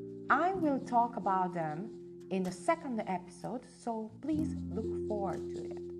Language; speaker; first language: English; non-native, fluent; Japanese